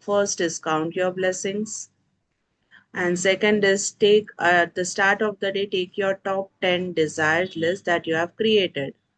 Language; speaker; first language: English; non-native, local second language; Telugu